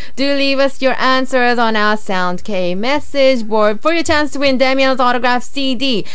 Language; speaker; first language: English; early bilingual, other home language; Korean